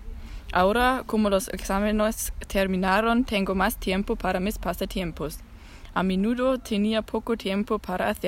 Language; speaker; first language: Spanish; non-native, learner; German